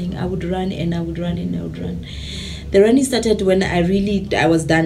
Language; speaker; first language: English; non-native, local second language; Tswana